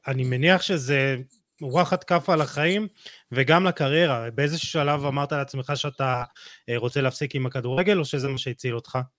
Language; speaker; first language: Hebrew; native; Hebrew